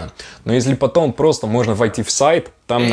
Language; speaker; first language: Russian; non-native, fluent; Dutch